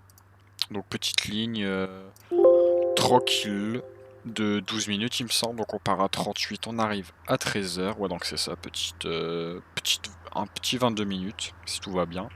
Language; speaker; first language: French; native; French